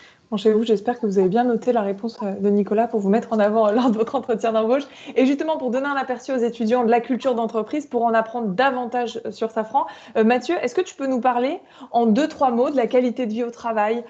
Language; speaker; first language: French; native; French